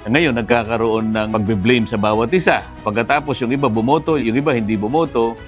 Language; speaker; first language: Filipino; native; Filipino